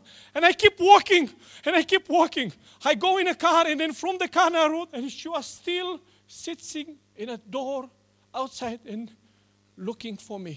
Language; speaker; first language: English; non-native, learner; Romanian